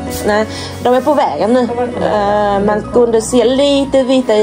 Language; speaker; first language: Swedish; non-native, learner; Vietnamese